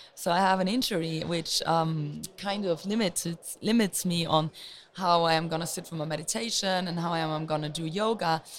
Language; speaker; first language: English; non-native, fluent; Luxembourgish